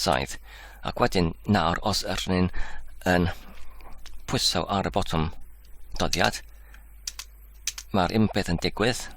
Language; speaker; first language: Welsh; non-native, learner; English